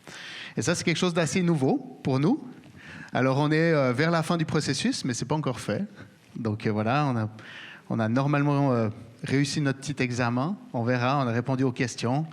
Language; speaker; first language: French; native; French